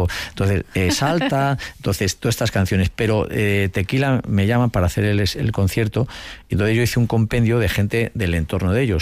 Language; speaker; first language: Spanish; native; Spanish